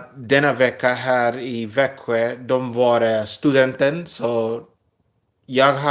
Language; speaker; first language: Swedish; non-native, learner; English